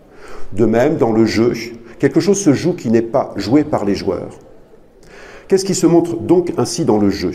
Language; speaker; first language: French; native; French